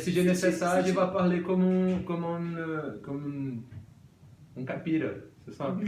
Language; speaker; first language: French; non-native, learner; Portuguese